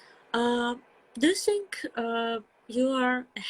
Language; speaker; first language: English; non-native, fluent; Russian